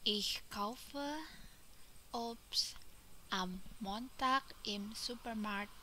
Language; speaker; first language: German; non-native, fluent; Indonesian